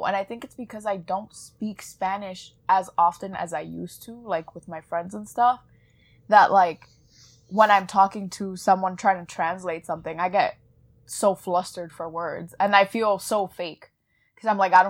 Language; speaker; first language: English; early bilingual, other home language; Spanish